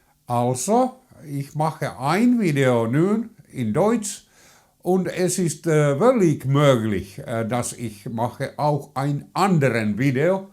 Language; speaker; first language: German; non-native, learner; Finnish